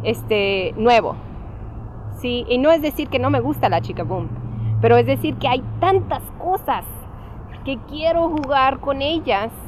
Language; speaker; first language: Spanish; early bilingual, heritage; English